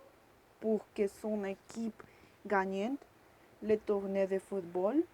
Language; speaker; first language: French; non-native, learner; Spanish